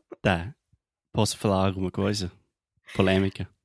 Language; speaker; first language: Portuguese; non-native, fluent; English